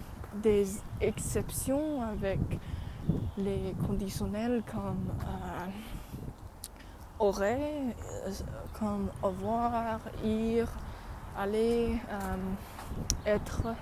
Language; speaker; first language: French; non-native, learner; English